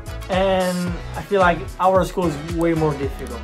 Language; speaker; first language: English; non-native, fluent; Italian